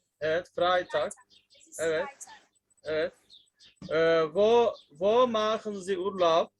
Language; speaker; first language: German; non-native, learner; Turkish